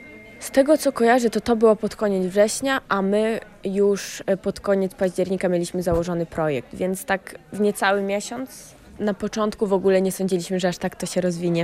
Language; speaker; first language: Polish; native; Polish